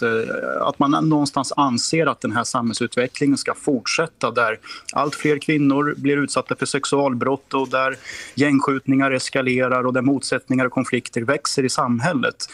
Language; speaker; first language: Swedish; native; Swedish